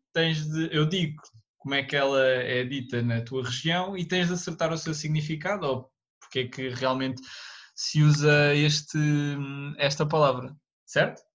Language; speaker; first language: Portuguese; native; Portuguese